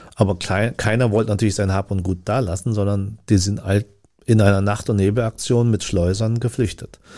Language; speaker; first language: German; early bilingual, other home language; Vietnamese